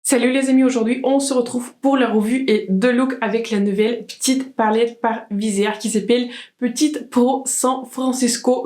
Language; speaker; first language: French; native; French